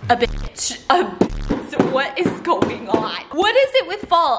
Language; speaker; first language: English; early bilingual, other home language; Korean